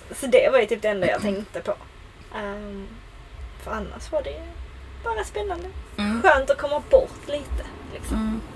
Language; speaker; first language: Swedish; native; Swedish